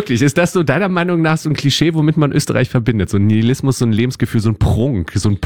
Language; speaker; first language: German; native; German